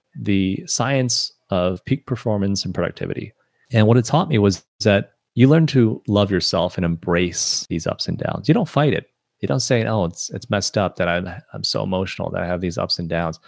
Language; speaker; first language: English; early bilingual, other home language; Chinese